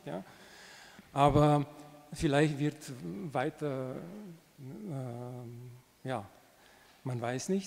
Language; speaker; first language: German; non-native, fluent; Romanian